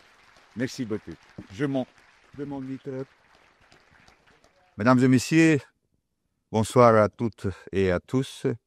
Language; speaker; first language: French; non-native, local second language; Ukrainian